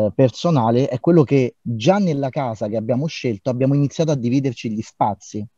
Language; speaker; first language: Italian; native; Italian